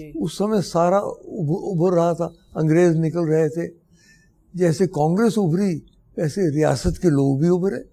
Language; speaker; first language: Hindi; non-native, local second language; Dogri